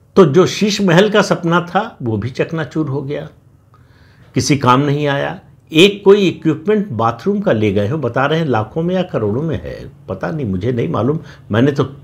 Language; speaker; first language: Hindi; native; Hindi